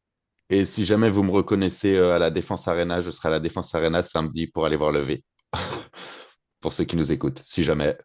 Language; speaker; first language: French; native; French